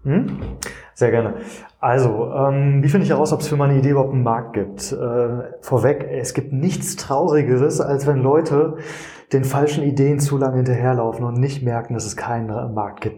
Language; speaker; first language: German; native; German